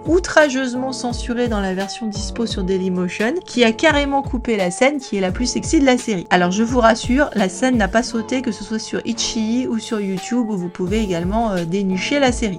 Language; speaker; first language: French; native; French